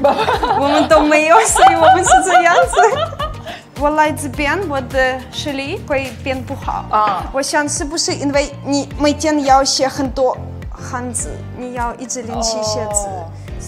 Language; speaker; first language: Chinese; non-native, learner; Ukrainian